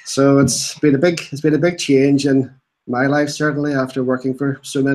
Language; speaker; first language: English; native; English